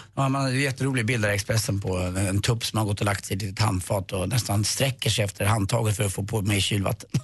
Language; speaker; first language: Swedish; native; Swedish